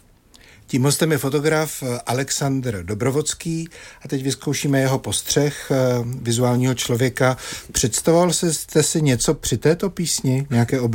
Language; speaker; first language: Czech; native; Czech